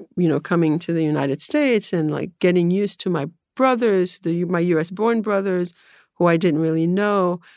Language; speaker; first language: English; early bilingual, other home language; Haitian Creole